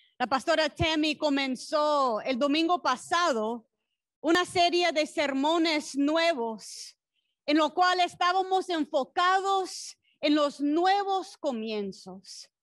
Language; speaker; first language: Spanish; non-native, fluent; English